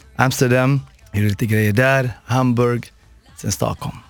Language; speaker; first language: Swedish; non-native, fluent; Arabic